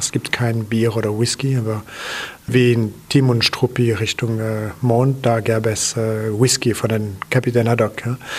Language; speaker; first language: German; non-native, local second language; French